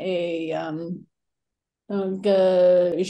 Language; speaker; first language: French; non-native, fluent; English